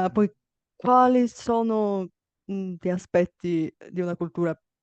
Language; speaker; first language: Italian; non-native, fluent; Bulgarian